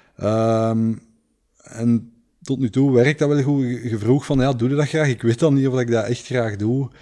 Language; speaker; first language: Dutch; native; Dutch